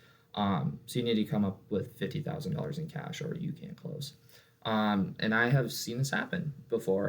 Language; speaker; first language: English; native; English